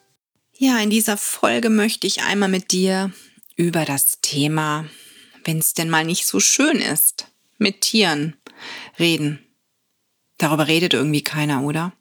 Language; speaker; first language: German; native; German